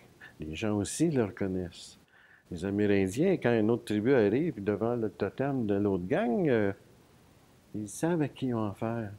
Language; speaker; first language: French; native; French